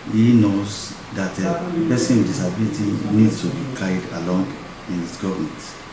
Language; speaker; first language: English; non-native, local second language; Yoruba